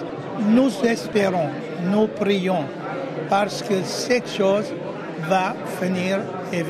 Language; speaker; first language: French; non-native, fluent; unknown